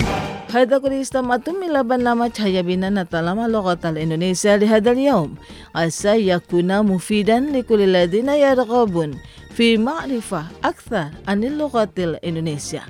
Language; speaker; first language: Arabic; non-native, fluent; Indonesian